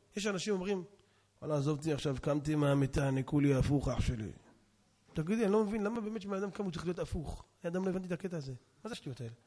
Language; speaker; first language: Hebrew; native; Hebrew